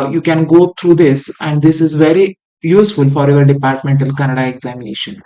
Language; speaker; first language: English; non-native, local second language; Kannada